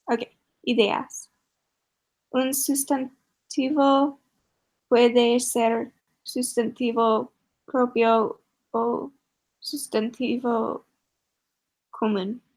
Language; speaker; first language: Spanish; non-native, learner; English